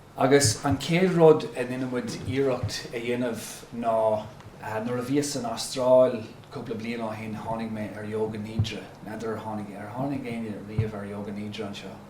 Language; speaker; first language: Irish; non-native, local second language; English